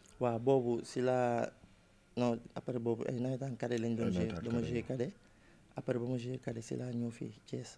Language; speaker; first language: Wolof; native; Wolof